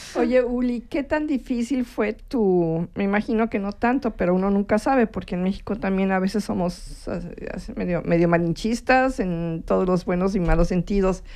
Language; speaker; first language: Spanish; native; Spanish